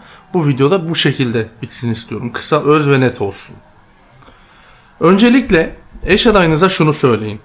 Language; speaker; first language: Turkish; native; Turkish